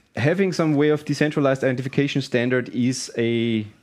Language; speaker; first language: English; non-native, fluent; German